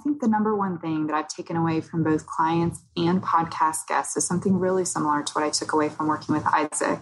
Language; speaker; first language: English; native; English